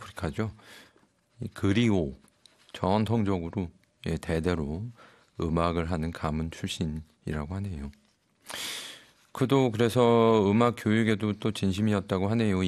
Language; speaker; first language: Korean; native; Korean